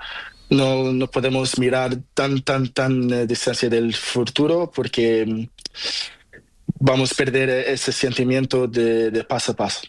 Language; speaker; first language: Spanish; non-native, learner; Portuguese